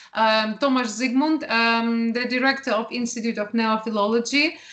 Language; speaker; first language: English; non-native, fluent; Ukrainian